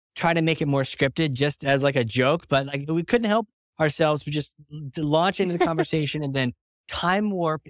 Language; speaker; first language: English; non-native, fluent; Finnish